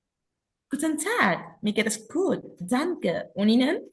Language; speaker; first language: German; non-native, learner; Indonesian